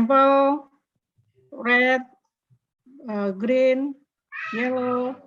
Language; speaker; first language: English; non-native, learner; Indonesian